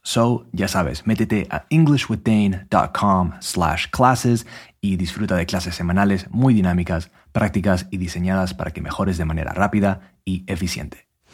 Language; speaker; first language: Spanish; non-native, fluent; English